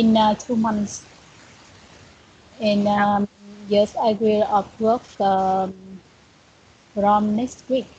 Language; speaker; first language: English; non-native, learner; Vietnamese